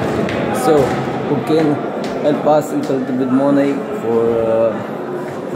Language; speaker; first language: English; non-native, learner; Romanian